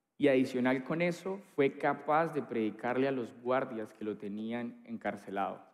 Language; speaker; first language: Spanish; native; Spanish